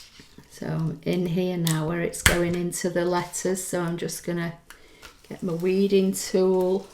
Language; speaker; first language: English; native; English